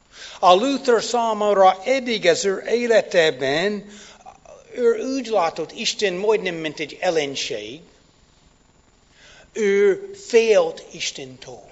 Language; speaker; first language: Hungarian; non-native, fluent; English